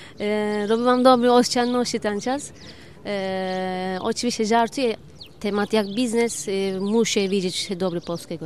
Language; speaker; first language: Polish; non-native, learner; Turkish